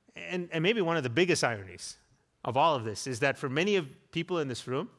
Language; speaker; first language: English; native; English